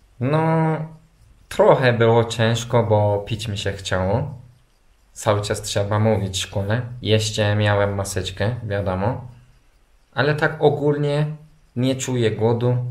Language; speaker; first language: Polish; non-native, fluent; Turkish